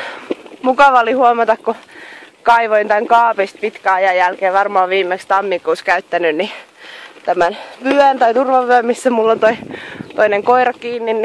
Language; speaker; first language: Finnish; native; Finnish